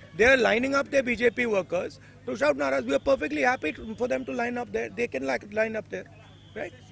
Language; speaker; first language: English; non-native, local second language; Hindi